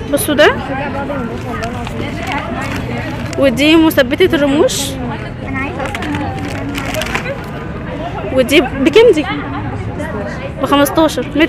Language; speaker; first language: Arabic; native; Arabic